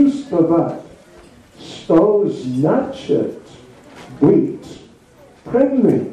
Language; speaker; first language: Russian; non-native, learner; English